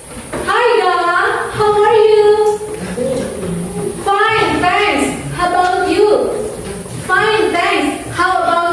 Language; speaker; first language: English; non-native, fluent; Indonesian